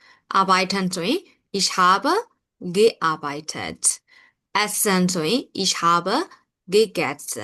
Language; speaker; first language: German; non-native, fluent; Burmese